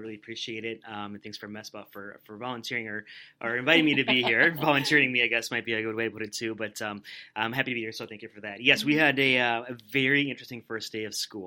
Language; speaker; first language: English; native; English